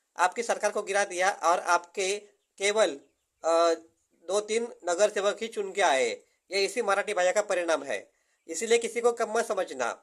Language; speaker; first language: Hindi; non-native, local second language; Marathi